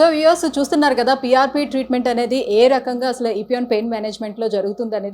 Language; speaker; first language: Telugu; native; Telugu